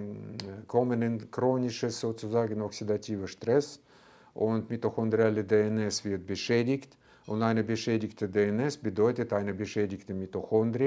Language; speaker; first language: German; non-native, fluent; Russian